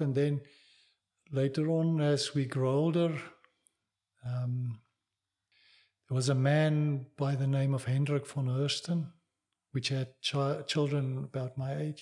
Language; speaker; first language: English; non-native, local second language; Afrikaans